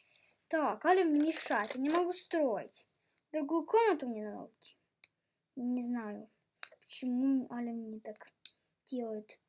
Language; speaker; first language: Russian; early bilingual, heritage; Russian